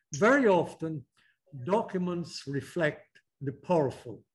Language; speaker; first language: English; native; English